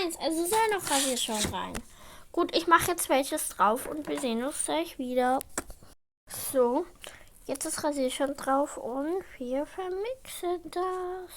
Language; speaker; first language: German; native; German